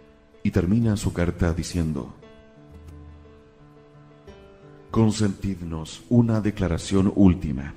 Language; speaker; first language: Spanish; native; Spanish